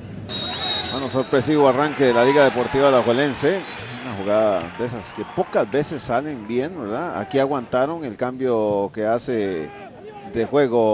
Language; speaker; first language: Spanish; native; Spanish